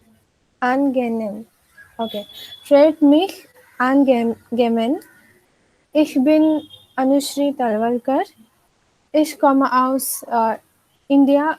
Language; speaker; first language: German; non-native, learner; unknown